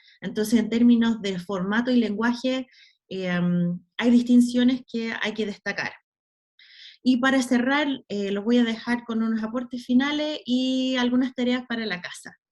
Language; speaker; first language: Spanish; non-native, fluent; English